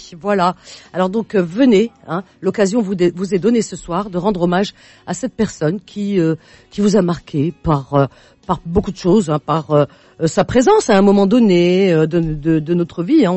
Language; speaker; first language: French; native; French